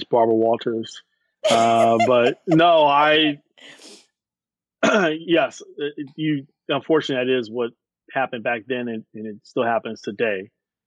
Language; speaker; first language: English; native; English